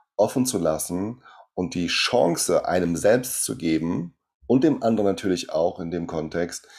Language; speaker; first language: German; early bilingual, other home language; Portuguese